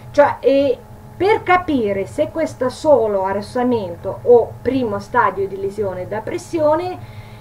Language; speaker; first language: Italian; non-native, learner; Russian